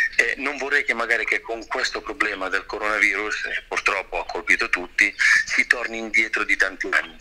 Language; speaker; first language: Italian; native; Italian